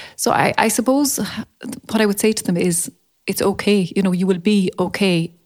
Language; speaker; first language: English; native; English